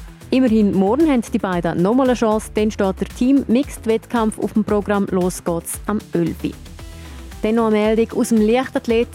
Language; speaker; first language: German; native; German